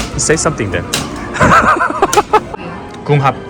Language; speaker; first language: English; non-native, learner; Korean